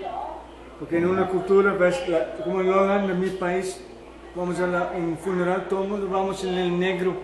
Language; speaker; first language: Spanish; non-native, fluent; Dutch